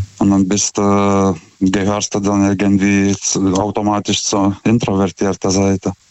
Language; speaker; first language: German; non-native, fluent; Lithuanian